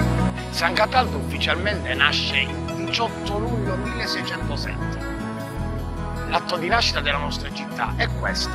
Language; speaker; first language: Italian; native; Italian